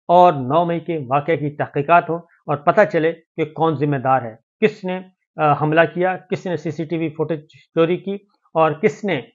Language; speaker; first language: Urdu; native; Urdu